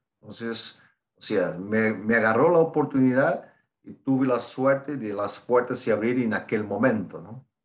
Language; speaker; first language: Spanish; non-native, fluent; Portuguese